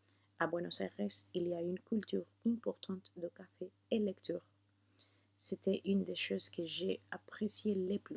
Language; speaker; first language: French; non-native, fluent; Spanish